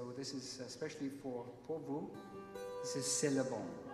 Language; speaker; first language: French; non-native, learner; English